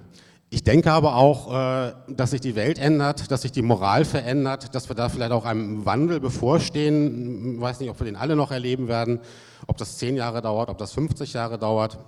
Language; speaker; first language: German; native; German